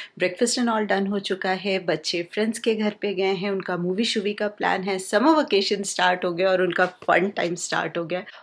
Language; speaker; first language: Hindi; non-native, local second language; Bangla